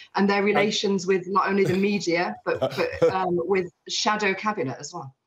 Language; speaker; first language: English; native; English